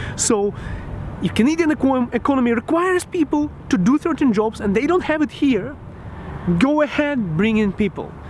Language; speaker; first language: English; non-native, local second language; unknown